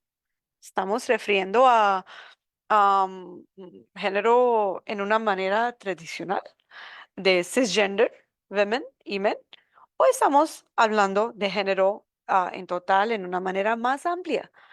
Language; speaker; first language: Spanish; non-native, learner; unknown